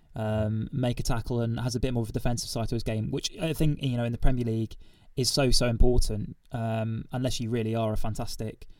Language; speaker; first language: English; native; English